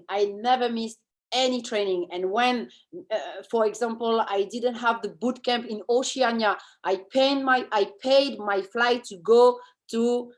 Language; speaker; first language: English; non-native, fluent; French